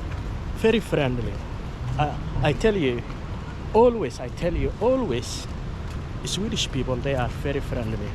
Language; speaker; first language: English; non-native, fluent; Somali